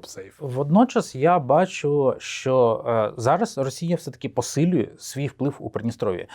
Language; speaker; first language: Ukrainian; native; Ukrainian